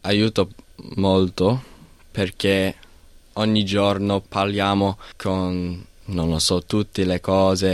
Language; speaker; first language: Italian; non-native, learner; English